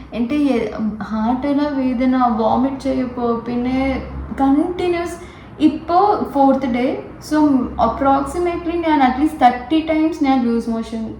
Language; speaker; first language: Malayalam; native; Malayalam